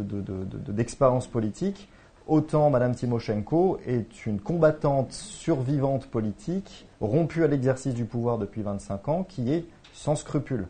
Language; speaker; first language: French; native; French